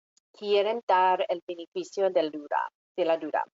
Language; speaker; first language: Spanish; non-native, fluent; English